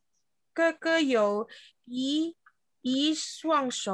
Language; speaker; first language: Chinese; non-native, learner; Indonesian